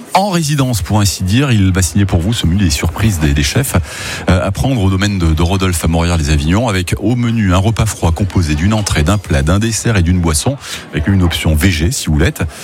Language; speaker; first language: French; native; French